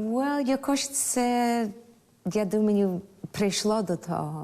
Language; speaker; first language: Ukrainian; early bilingual, heritage; Ukrainian